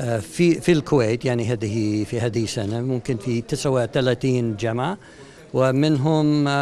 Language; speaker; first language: Arabic; non-native, learner; English